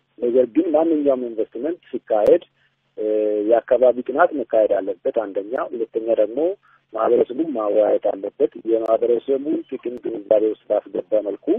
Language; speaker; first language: Amharic; non-native, local second language; Oromo